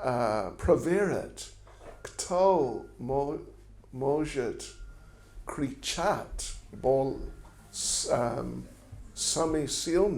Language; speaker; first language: Russian; non-native, learner; English